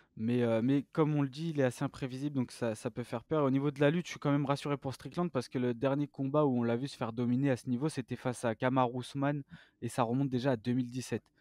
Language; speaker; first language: French; native; French